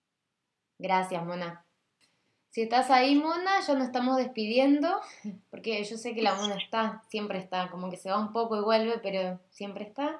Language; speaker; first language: Spanish; native; Spanish